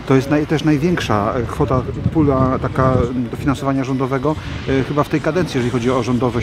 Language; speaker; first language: Polish; native; Polish